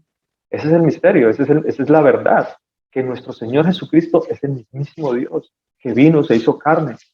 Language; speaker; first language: Spanish; native; Spanish